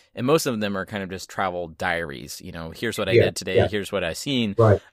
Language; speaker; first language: English; native; English